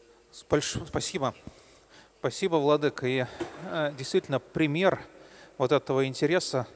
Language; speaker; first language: Russian; native; Russian